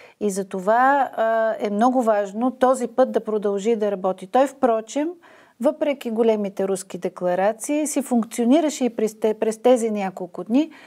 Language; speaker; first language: Bulgarian; native; Bulgarian